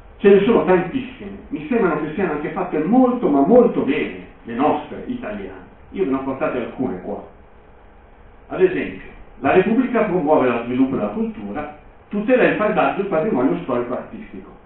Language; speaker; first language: Italian; native; Italian